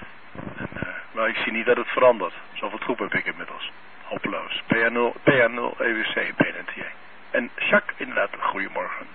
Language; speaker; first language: Dutch; native; Dutch